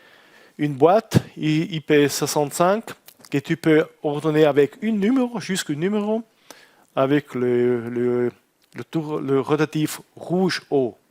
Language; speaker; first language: French; non-native, learner; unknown